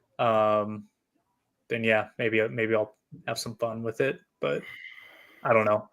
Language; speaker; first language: English; native; English